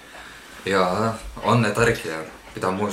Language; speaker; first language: Finnish; early bilingual, heritage; Finnish